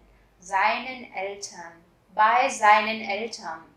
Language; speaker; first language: German; non-native, fluent; Vietnamese